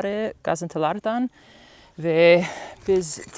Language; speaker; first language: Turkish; non-native, learner; English